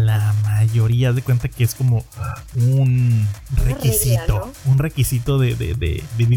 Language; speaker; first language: Spanish; native; Spanish